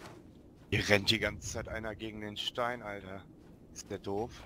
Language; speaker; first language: German; native; German